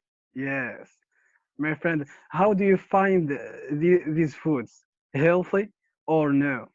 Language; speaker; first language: English; non-native, learner; Arabic